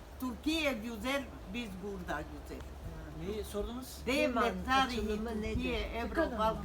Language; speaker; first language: Turkish; non-native, local second language; Bosnian